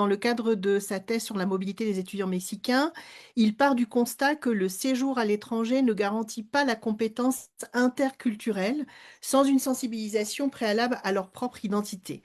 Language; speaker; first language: French; non-native, fluent; Spanish